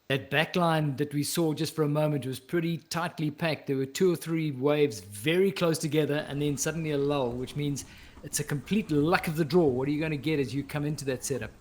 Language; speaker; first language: English; native; English